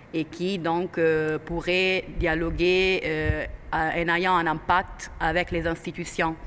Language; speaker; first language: French; non-native, fluent; Italian